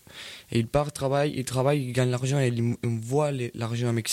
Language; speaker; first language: French; non-native, learner; Spanish